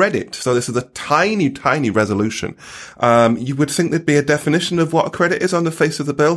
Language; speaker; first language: English; native; English